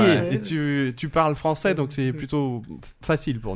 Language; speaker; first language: French; native; French